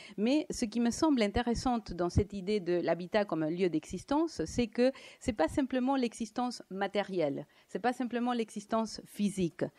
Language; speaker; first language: French; non-native, fluent; Spanish